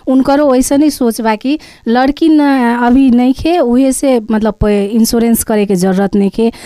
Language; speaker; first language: Bhojpuri; native; Bhojpuri